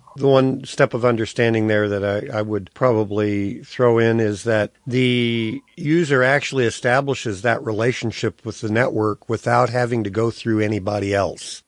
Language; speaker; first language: English; native; English